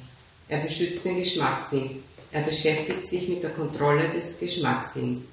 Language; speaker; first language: German; native; German